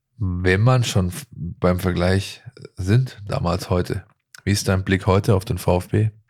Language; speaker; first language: German; native; German